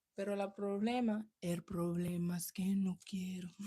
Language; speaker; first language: Spanish; early bilingual, heritage; Spanish